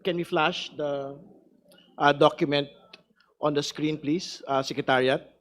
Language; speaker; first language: English; non-native, local second language; Filipino